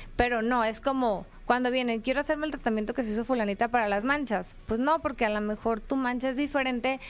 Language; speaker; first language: Spanish; native; Spanish